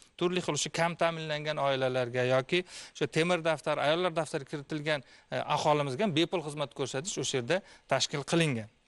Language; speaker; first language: Uzbek; native; Uzbek